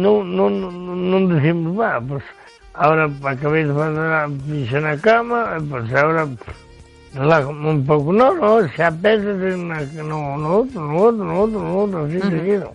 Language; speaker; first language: Spanish; native; Spanish